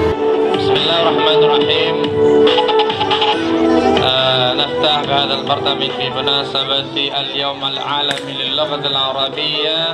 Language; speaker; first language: Arabic; non-native, learner; Indonesian